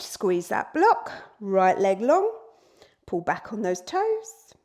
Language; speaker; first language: English; native; English